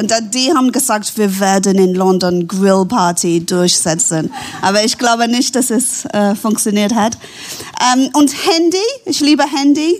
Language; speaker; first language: German; non-native, fluent; English